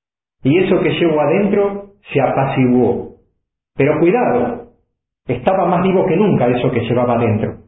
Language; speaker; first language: Spanish; native; Spanish